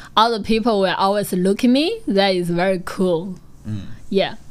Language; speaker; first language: English; non-native, learner; Chinese